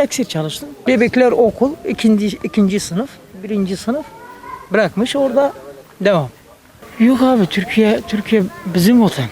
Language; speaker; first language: Turkish; non-native, learner; Arabic